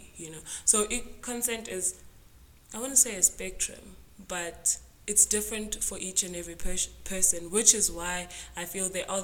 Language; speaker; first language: English; non-native, local second language; Zulu